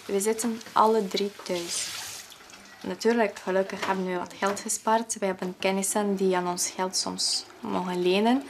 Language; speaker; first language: Dutch; non-native, fluent; French